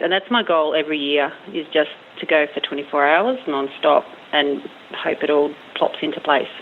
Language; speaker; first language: English; native; English